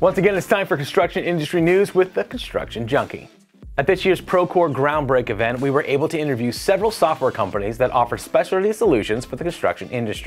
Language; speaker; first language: English; native; English